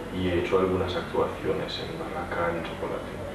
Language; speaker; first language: Spanish; non-native, fluent; French